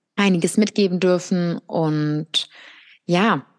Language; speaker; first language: German; early bilingual, other home language; Russian